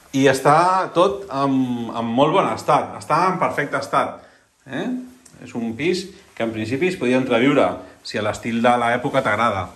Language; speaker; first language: Catalan; non-native, local second language; Spanish